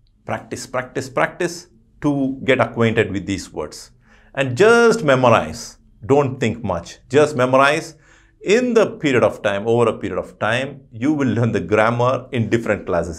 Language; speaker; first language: English; non-native, local second language; Urdu